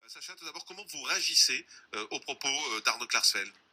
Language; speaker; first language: French; native; French